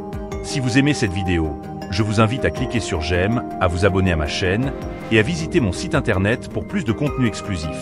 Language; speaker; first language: French; native; French